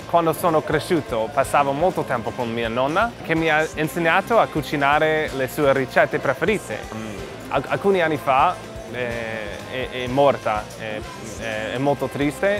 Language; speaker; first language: Italian; non-native, learner; English